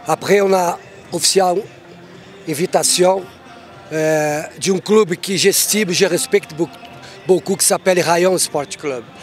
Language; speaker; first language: French; non-native, fluent; Portuguese